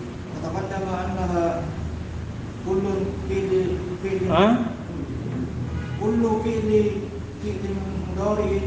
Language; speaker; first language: Arabic; non-native, learner; Indonesian